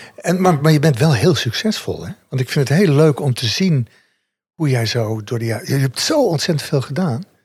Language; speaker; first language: Dutch; native; Dutch